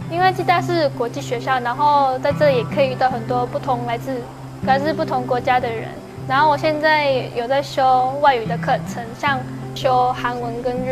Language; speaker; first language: Chinese; non-native, fluent; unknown